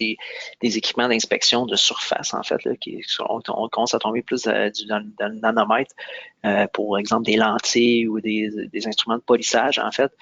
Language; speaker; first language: French; native; French